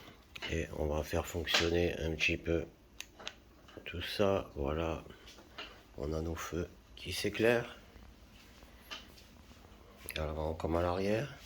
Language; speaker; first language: French; native; French